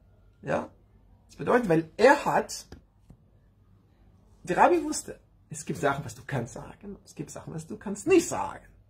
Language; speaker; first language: German; non-native, learner; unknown